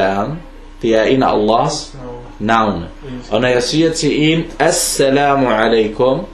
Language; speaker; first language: Danish; non-native, fluent; Arabic